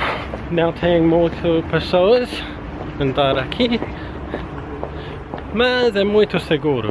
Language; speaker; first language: Portuguese; non-native, learner; English